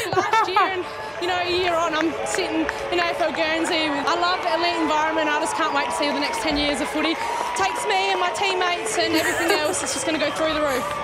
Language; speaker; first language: English; native; English